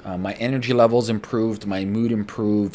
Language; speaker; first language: English; native; English